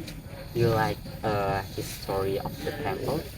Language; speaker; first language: English; non-native, learner; Indonesian